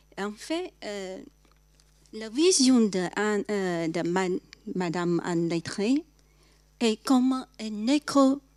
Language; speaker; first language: French; non-native, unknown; Chinese